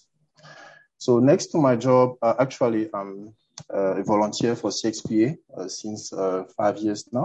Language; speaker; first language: English; non-native, local second language; French